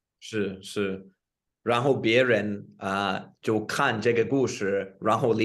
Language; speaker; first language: Chinese; non-native, fluent; English